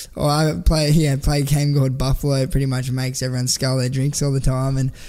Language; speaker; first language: English; native; English